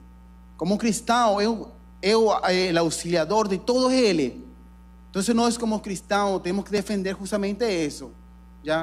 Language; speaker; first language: Portuguese; non-native, learner; Spanish